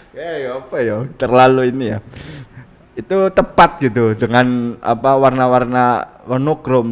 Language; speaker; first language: Indonesian; non-native, local second language; Javanese